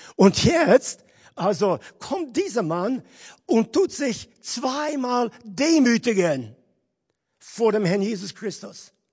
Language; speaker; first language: German; non-native, fluent; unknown